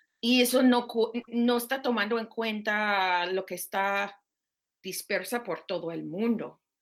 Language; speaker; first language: Spanish; non-native, fluent; English